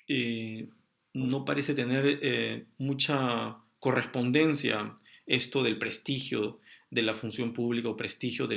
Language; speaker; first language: Spanish; native; Spanish